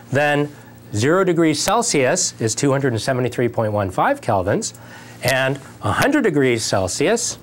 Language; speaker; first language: English; native; English